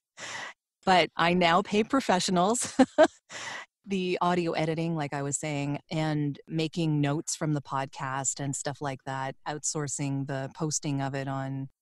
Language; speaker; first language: English; native; English